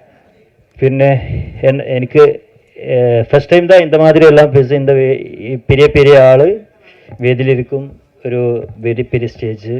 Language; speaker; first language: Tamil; non-native, learner; Malayalam